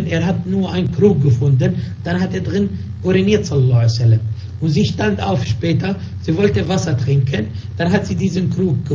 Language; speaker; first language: German; non-native, fluent; Arabic